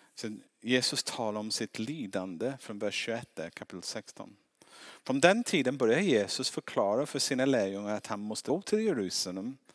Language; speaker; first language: Swedish; non-native, fluent; English